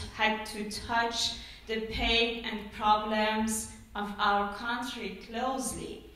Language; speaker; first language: English; non-native, fluent; Persian